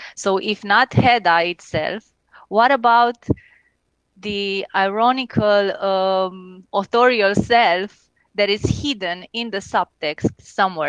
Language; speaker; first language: English; non-native, fluent; Romanian